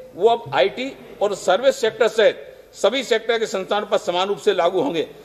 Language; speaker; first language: Hindi; native; Hindi